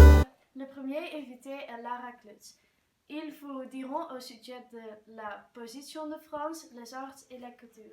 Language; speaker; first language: French; non-native, learner; Dutch